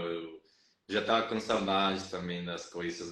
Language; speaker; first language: Portuguese; non-native, fluent; Spanish